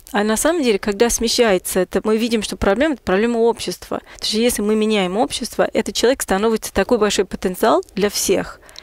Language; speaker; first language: Russian; non-native, fluent; English